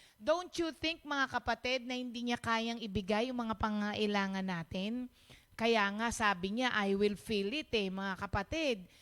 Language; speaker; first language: Filipino; non-native, local second language; Pampanga